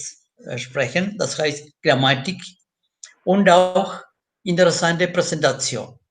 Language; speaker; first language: German; non-native, fluent; Malayalam